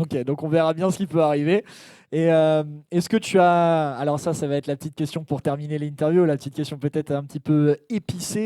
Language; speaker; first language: French; native; French